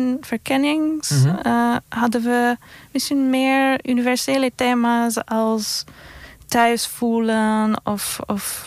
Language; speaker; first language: Dutch; non-native, fluent; Turkish